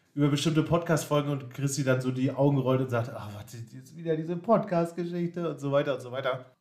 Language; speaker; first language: German; native; German